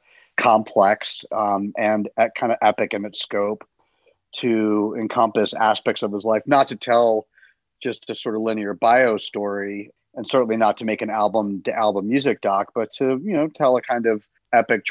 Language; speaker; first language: English; native; English